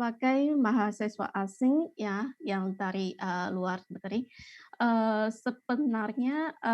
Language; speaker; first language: Indonesian; non-native, fluent; Chinese